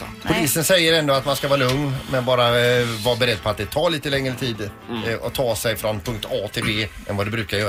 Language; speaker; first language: Swedish; native; Swedish